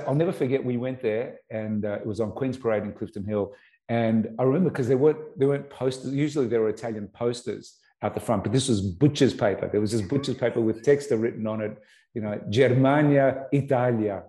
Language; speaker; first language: English; native; English